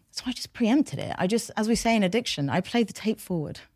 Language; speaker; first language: English; non-native, local second language; Persian